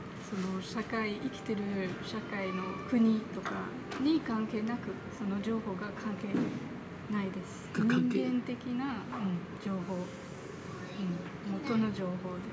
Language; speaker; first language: Japanese; non-native, fluent; French